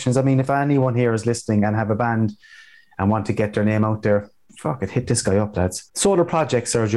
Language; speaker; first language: English; native; English